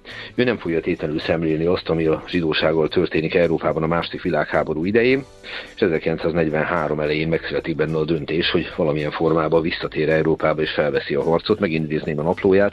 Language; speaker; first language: Hungarian; native; Hungarian